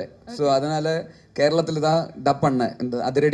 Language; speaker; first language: Tamil; non-native, learner; Malayalam